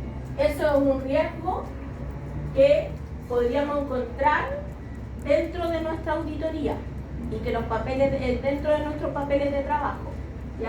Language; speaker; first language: Spanish; native; Spanish